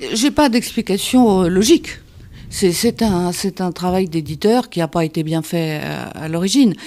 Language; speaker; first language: French; native; French